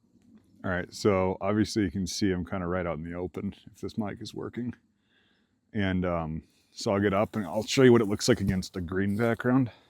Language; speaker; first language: English; native; English